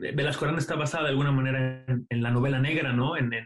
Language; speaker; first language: Spanish; native; Spanish